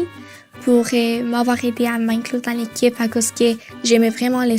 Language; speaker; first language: French; early bilingual, other home language; Spanish